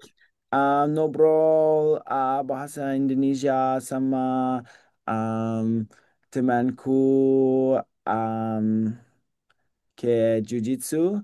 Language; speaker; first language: Indonesian; non-native, learner; English